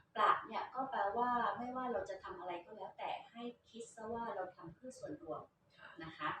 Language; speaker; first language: Thai; native; Thai